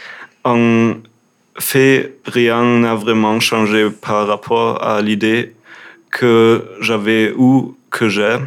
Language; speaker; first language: French; non-native, learner; German